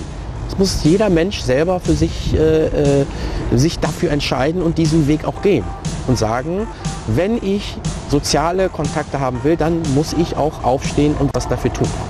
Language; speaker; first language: German; early bilingual, other home language; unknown